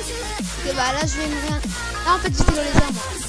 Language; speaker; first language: French; native; French